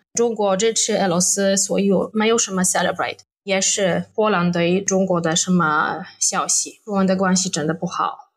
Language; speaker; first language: Chinese; non-native, fluent; Polish